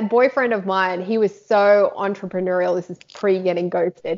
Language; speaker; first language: English; native; English